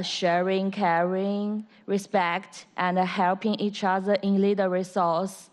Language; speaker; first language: English; non-native, learner; Chinese